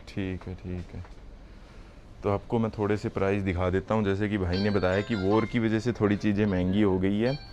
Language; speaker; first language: Hindi; native; Hindi